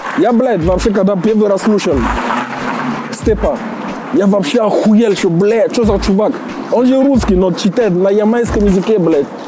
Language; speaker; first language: Russian; non-native, fluent; Jamaican Creole English